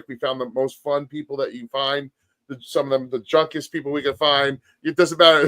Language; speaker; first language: English; native; English